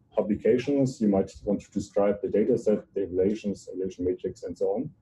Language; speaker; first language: English; non-native, fluent; German